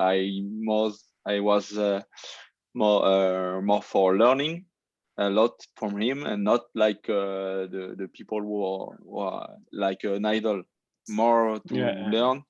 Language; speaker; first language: English; non-native, learner; French